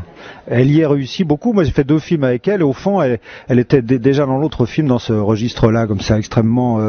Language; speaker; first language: French; native; French